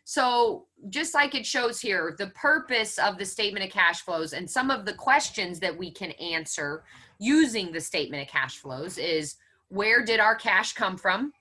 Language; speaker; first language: English; native; English